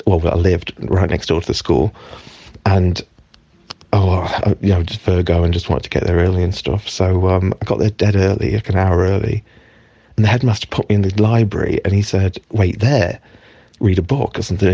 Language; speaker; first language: English; native; English